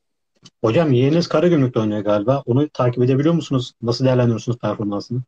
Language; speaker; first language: Turkish; native; Turkish